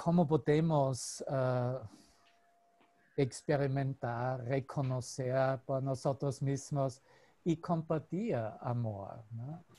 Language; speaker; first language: Spanish; non-native, fluent; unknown